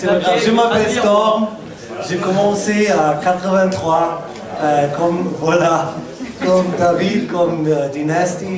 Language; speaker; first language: French; non-native, learner; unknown